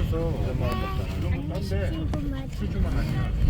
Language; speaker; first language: Korean; native; Korean